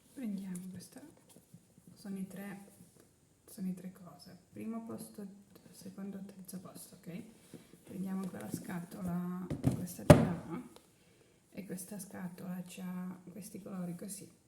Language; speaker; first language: Italian; non-native, learner; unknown